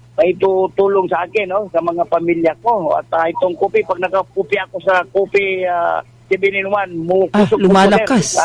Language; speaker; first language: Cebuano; non-native, local second language; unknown